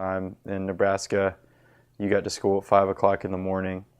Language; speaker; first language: English; native; English